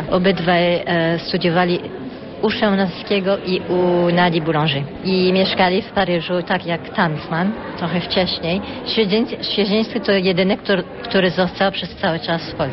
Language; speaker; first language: Polish; early bilingual, heritage; Polish